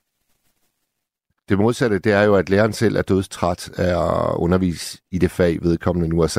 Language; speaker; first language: Danish; native; Danish